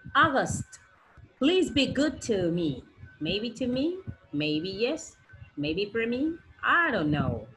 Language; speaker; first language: English; non-native, learner; Spanish